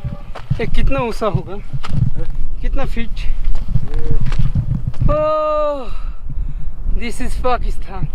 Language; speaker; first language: Hindi; non-native, learner; Bangla